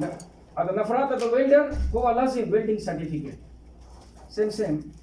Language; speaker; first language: Arabic; non-native, learner; Hindi